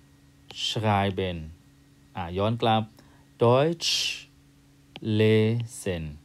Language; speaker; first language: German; non-native, fluent; Thai